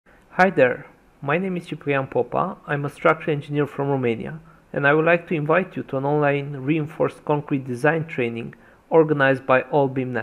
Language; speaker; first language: English; non-native, fluent; Romanian